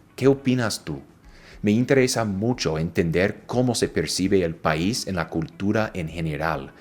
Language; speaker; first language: Spanish; non-native, fluent; English